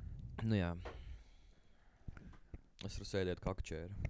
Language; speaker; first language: Latvian; native; Latvian